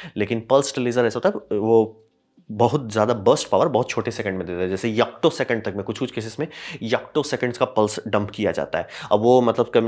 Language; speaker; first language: Hindi; native; Hindi